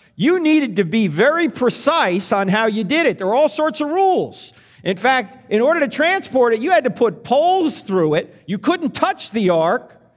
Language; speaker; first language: English; native; English